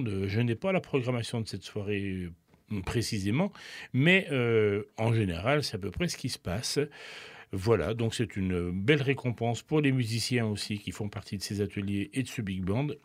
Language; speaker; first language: French; native; French